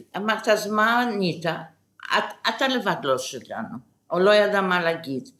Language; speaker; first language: Hebrew; non-native, fluent; Yiddish